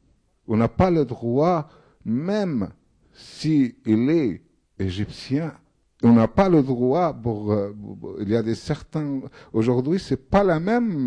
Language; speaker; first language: French; non-native, fluent; Arabic